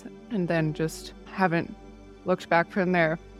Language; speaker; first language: English; native; English